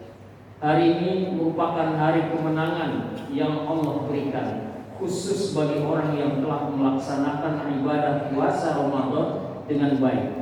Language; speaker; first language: Indonesian; native; Indonesian